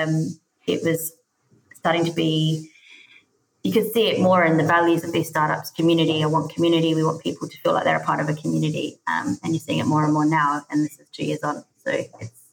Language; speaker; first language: English; native; English